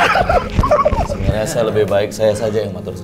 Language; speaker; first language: Indonesian; native; Indonesian